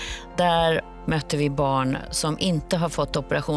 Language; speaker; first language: Swedish; native; Swedish